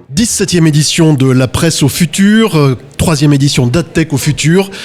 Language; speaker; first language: French; native; French